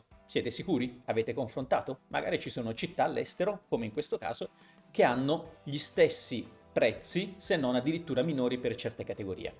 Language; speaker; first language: Italian; native; Italian